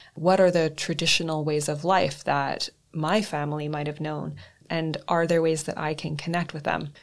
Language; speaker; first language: English; native; English